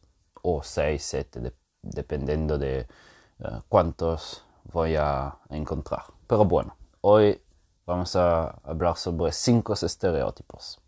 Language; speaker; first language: Spanish; non-native, fluent; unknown